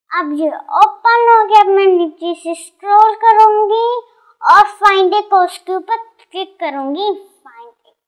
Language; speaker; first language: Hindi; non-native, local second language; Punjabi